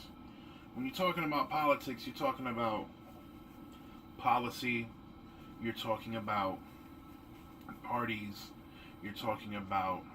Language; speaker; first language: English; native; English